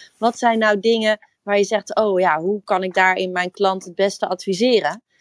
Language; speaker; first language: Dutch; native; Dutch